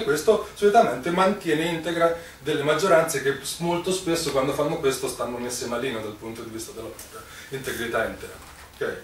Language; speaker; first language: Italian; native; Italian